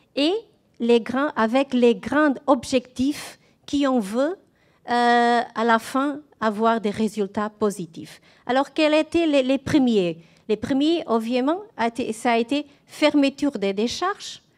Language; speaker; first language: French; non-native, fluent; Portuguese